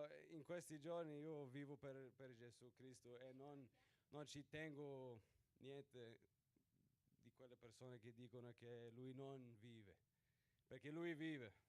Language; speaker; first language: Italian; non-native, learner; Swedish